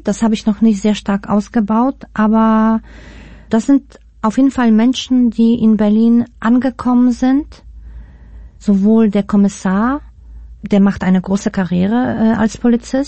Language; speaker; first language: German; early bilingual, other home language; Polish